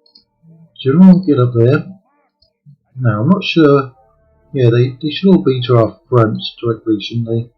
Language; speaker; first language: English; native; English